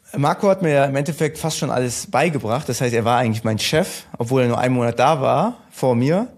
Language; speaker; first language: German; early bilingual, other home language; Turkish